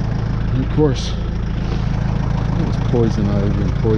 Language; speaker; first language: English; native; English